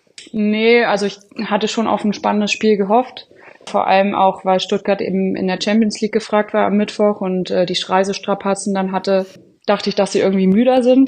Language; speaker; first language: German; native; German